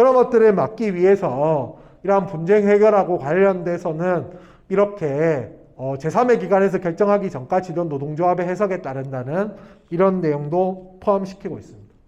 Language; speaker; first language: Korean; native; Korean